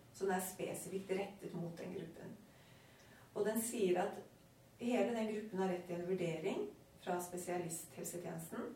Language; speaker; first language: Norwegian; native; Norwegian